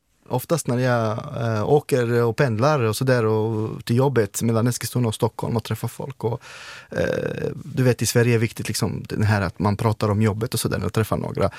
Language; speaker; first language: Swedish; non-native, fluent; Romany